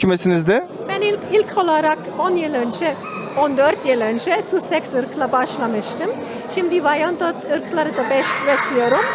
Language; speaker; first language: Turkish; non-native, fluent; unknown